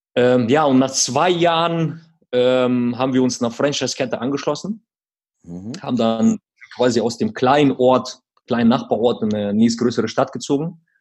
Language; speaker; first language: German; early bilingual, other home language; Russian